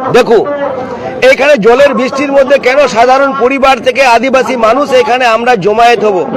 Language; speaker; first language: Bangla; non-native, local second language; Santali